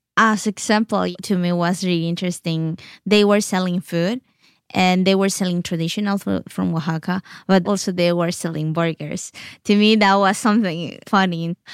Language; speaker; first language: English; non-native, fluent; Spanish